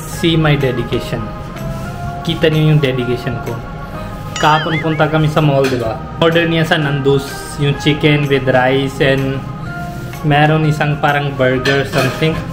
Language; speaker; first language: Filipino; non-native, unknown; Punjabi